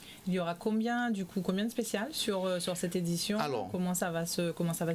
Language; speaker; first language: French; native; French